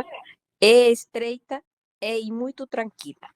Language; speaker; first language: Portuguese; non-native, learner; Spanish